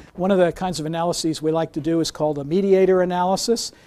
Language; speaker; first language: English; native; English